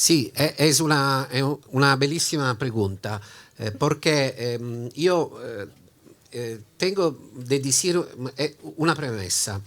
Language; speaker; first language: Spanish; non-native, learner; Italian